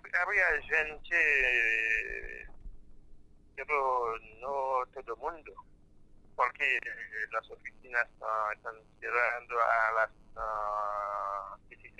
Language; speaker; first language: Spanish; non-native, fluent; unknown